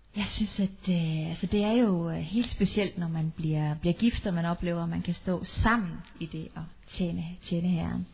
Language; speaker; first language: Danish; native; Danish